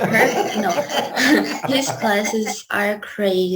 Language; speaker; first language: English; non-native, learner; Portuguese